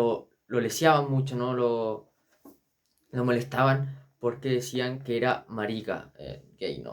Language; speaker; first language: Spanish; native; Spanish